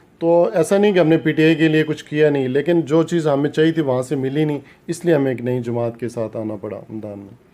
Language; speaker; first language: Urdu; non-native, local second language; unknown